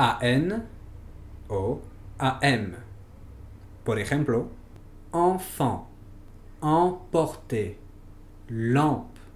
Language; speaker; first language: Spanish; non-native, fluent; French